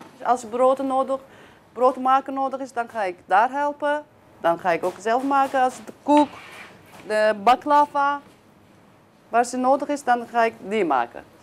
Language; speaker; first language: Dutch; non-native, learner; Turkish